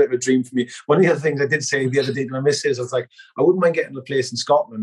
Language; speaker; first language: English; native; English